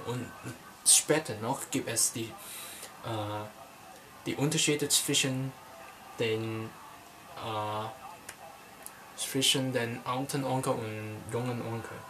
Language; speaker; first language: German; non-native, learner; Cantonese